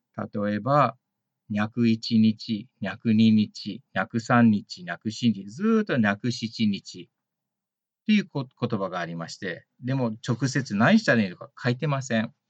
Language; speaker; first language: Japanese; early bilingual, heritage; Japanese